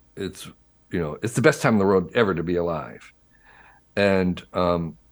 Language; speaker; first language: English; native; English